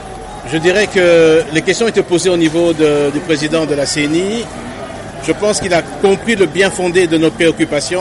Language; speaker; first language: French; non-native, local second language; Lingala